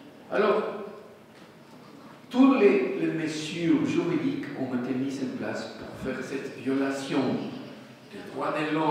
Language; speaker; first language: French; non-native, fluent; Spanish